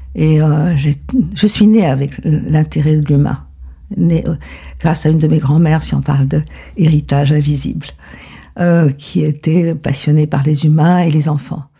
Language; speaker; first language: French; non-native, fluent; Spanish